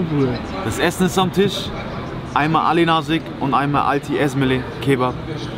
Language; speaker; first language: German; native; German